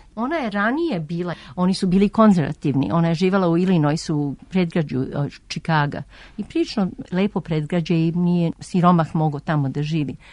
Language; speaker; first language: Serbian; early bilingual, heritage; Serbian